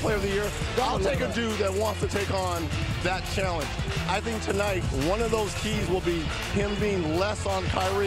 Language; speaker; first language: English; native; English